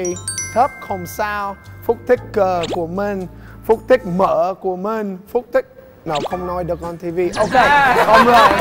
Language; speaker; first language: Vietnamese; non-native, fluent; English